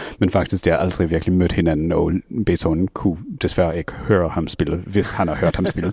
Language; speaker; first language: Danish; non-native, fluent; English